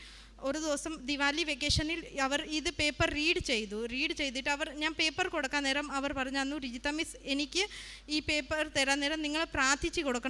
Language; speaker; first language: Malayalam; early bilingual, heritage; Malayalam